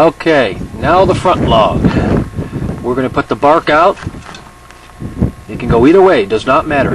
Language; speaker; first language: English; native; English